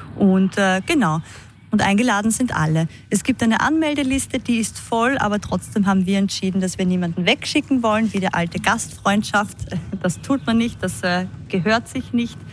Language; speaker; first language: German; native; German